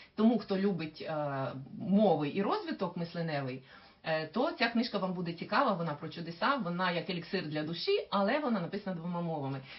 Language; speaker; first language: Ukrainian; native; Ukrainian